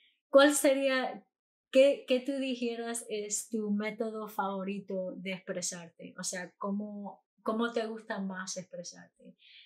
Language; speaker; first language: Spanish; early bilingual, heritage; Spanish